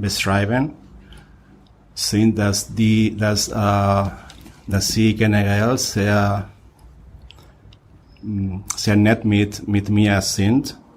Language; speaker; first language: German; non-native, learner; Spanish